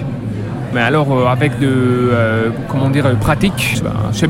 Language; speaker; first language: French; non-native, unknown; Greek